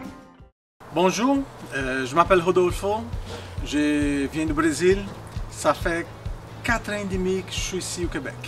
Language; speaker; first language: French; non-native, fluent; Portuguese